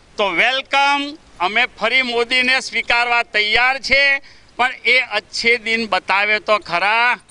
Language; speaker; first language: Gujarati; native; Gujarati